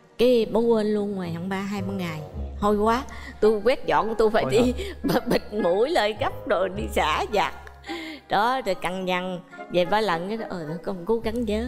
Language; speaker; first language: Vietnamese; native; Vietnamese